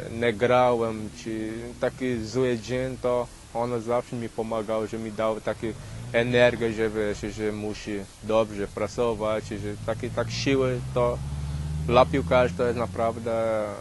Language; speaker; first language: Polish; non-native, learner; Portuguese